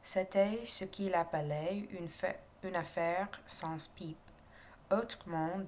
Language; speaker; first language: French; non-native, learner; English